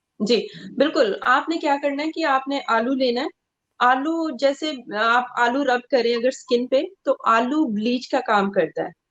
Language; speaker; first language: Hindi; non-native, local second language; Punjabi